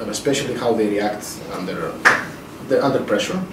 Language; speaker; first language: English; non-native, fluent; Greek